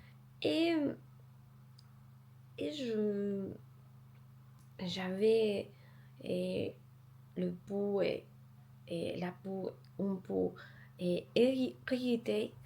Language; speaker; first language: French; non-native, learner; Polish